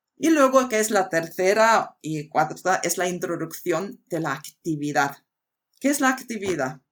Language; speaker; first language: Spanish; non-native, fluent; Swedish